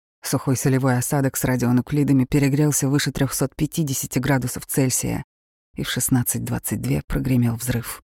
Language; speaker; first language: Russian; native; Russian